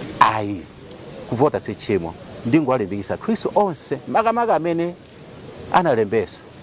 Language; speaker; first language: Nyanja; native; Nyanja